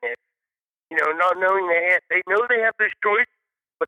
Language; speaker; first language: English; native; English